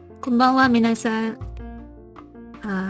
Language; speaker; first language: Japanese; non-native, learner; Malay